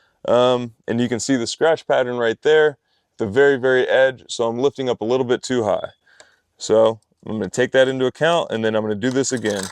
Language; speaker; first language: English; native; English